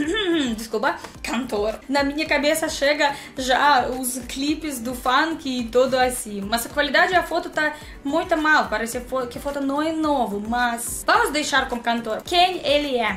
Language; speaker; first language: Portuguese; non-native, learner; Russian